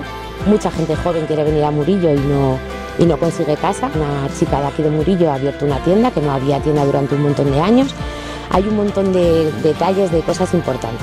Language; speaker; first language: Spanish; native; Spanish